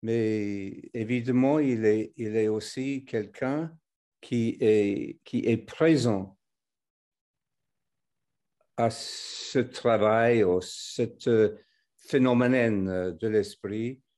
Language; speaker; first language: French; non-native, fluent; English